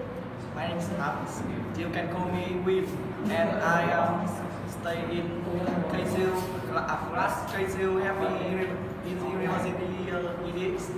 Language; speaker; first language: English; non-native, learner; Vietnamese